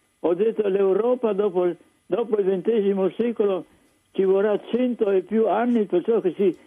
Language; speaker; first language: Italian; non-native, local second language; Slovenian